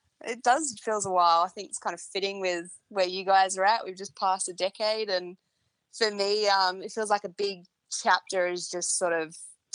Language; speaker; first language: English; native; English